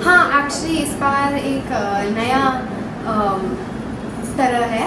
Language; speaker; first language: Hindi; non-native, local second language; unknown